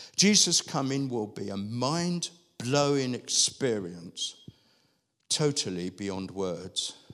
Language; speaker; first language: English; native; English